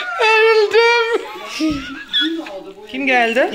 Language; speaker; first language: Turkish; non-native, learner; Dutch